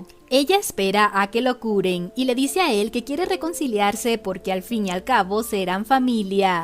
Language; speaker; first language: Spanish; native; Spanish